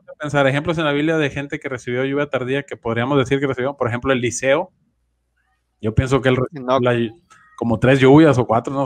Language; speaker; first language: Spanish; native; Spanish